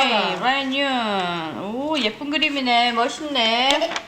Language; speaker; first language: Korean; native; Korean